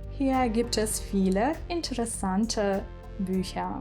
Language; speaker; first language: German; non-native, fluent; Ukrainian